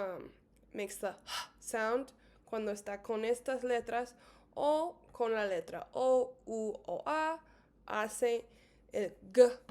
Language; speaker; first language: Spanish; non-native, fluent; English